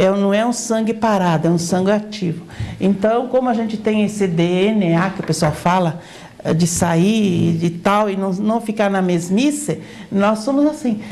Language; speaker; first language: Portuguese; native; Portuguese